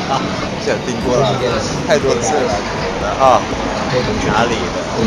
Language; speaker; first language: Chinese; non-native, learner; Italian